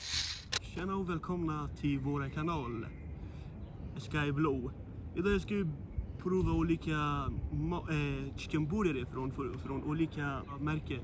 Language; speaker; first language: Swedish; early bilingual, other home language; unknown